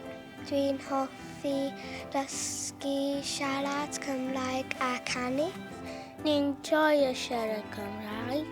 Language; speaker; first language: Welsh; non-native, learner; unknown